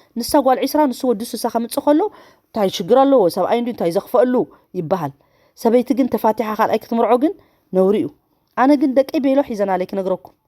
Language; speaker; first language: Tigrinya; native; Tigrinya